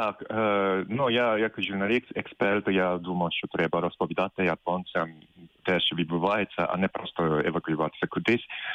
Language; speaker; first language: Ukrainian; non-native, fluent; Japanese